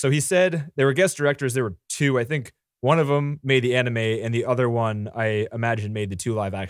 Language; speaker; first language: English; native; English